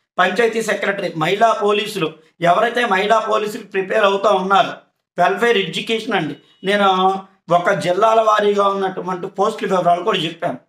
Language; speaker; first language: Telugu; native; Telugu